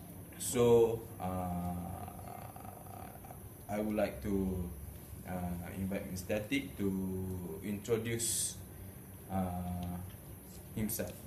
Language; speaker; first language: English; non-native, local second language; Malay